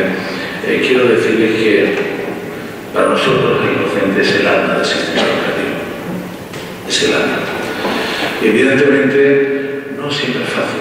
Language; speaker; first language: Spanish; native; Spanish